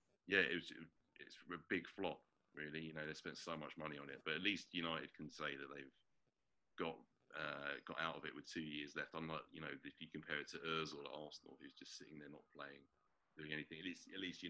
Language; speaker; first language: English; native; English